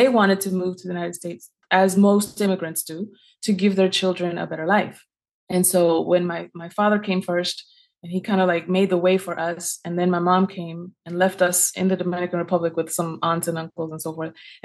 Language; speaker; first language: English; early bilingual, other home language; Spanish